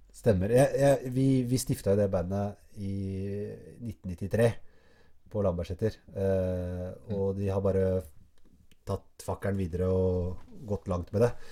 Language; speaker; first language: Norwegian; early bilingual, other home language; Arabic